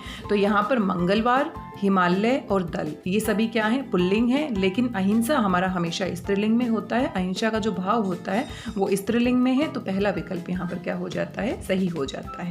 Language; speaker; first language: Hindi; native; Hindi